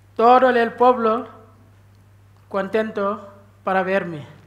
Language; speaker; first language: Spanish; non-native, learner; Wolof